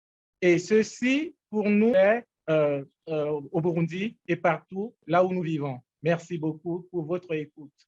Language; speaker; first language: French; non-native, local second language; Rundi